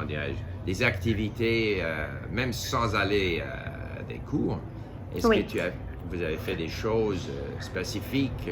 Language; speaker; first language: French; non-native, fluent; English